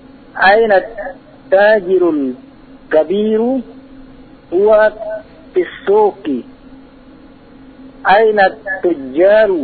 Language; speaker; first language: Arabic; non-native, learner; Indonesian